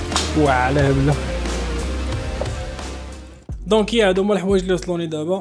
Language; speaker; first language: Arabic; native; Arabic